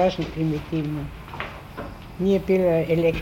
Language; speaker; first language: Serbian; non-native, learner; German